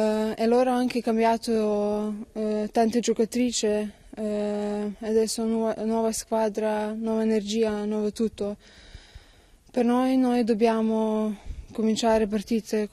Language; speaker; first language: Italian; non-native, learner; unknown